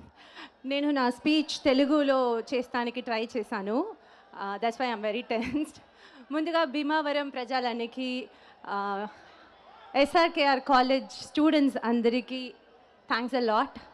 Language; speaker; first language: Telugu; non-native, local second language; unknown